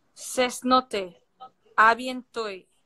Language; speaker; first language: French; non-native, learner; Portuguese